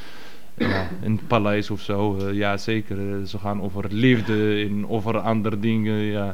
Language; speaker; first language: Dutch; non-native, fluent; Arabic